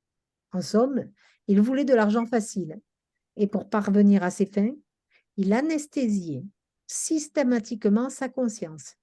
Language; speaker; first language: French; native; French